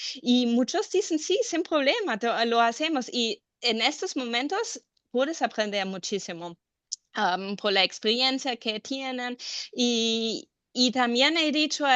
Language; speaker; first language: Spanish; non-native, fluent; German